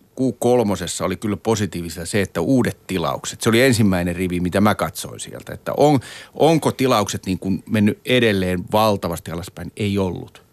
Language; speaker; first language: Finnish; native; Finnish